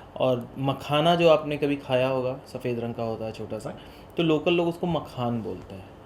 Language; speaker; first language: Hindi; non-native, local second language; Bhojpuri